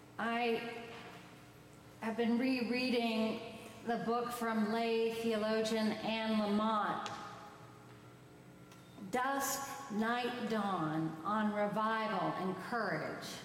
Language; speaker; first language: English; native; English